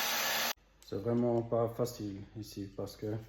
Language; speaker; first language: French; non-native, local second language; German